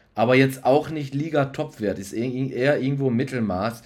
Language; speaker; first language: German; non-native, fluent; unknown